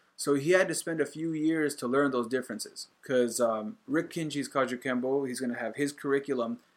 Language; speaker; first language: English; native; English